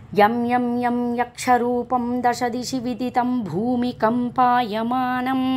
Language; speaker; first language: Hindi; non-native, local second language; Telugu